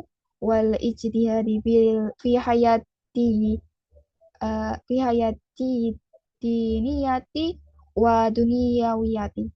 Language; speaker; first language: Arabic; non-native, learner; Indonesian